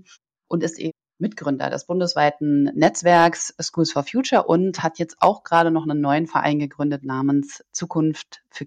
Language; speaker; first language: German; native; German